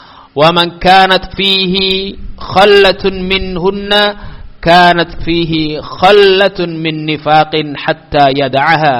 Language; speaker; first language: Arabic; non-native, fluent; Indonesian